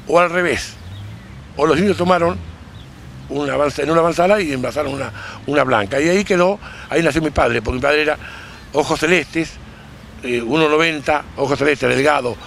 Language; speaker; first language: Spanish; native; Spanish